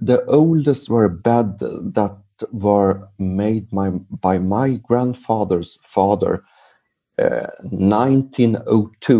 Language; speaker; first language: English; non-native, fluent; Swedish